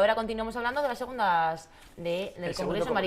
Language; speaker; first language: Spanish; native; Spanish